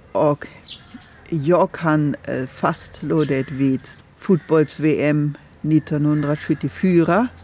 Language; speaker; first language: Swedish; non-native, fluent; German